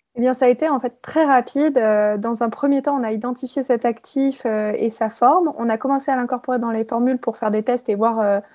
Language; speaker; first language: French; native; French